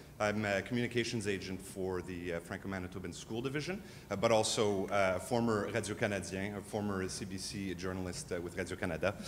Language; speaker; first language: English; non-native, local second language; French